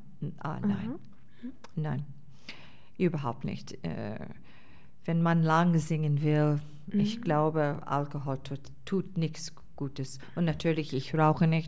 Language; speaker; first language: German; non-native, fluent; English